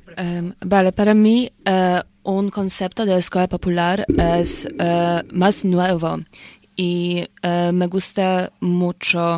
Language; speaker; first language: Spanish; non-native, learner; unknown